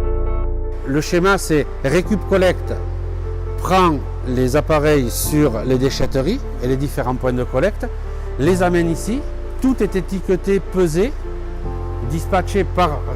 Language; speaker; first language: French; native; French